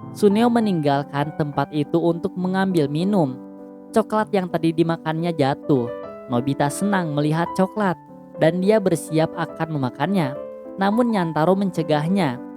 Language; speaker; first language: Indonesian; native; Indonesian